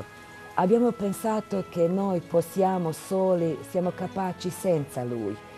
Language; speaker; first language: Italian; non-native, fluent; Croatian